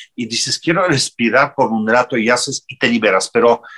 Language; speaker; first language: Spanish; non-native, fluent; Polish